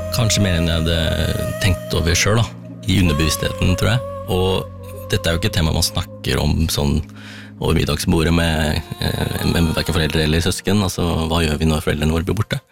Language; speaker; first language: Norwegian; early bilingual, other home language; Tamil